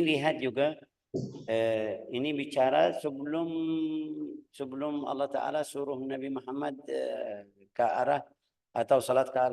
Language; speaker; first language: Indonesian; non-native, fluent; Arabic